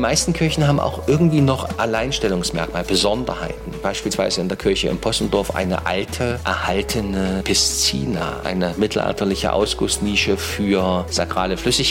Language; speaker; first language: German; native; German